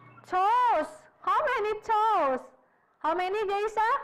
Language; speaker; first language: English; non-native, fluent; Indonesian